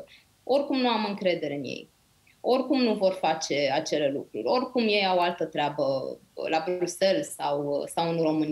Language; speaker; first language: Romanian; native; Romanian